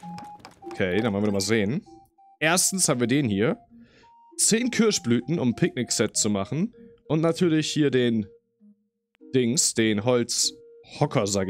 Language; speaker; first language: German; native; German